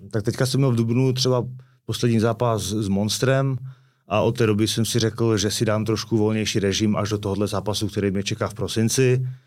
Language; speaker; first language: Czech; native; Czech